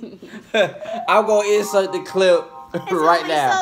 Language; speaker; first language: English; native; English